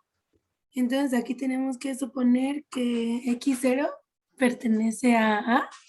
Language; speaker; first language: Spanish; native; Spanish